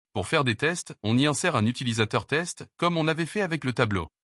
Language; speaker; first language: French; native; French